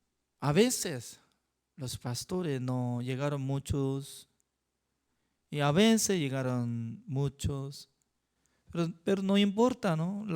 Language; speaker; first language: Spanish; non-native, learner; Korean